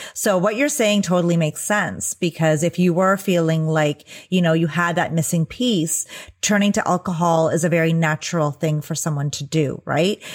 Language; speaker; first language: English; early bilingual, other home language; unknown